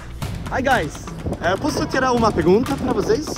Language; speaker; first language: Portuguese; non-native, learner; Swedish